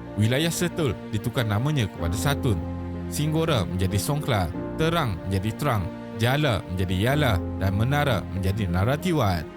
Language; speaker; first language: Malay; native; Malay